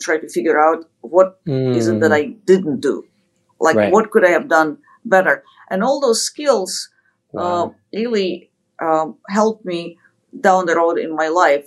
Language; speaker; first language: English; non-native, fluent; Ukrainian